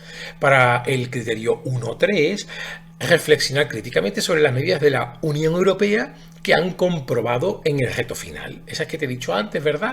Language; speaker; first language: Spanish; native; Spanish